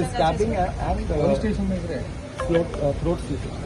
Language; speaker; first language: Telugu; non-native, local second language; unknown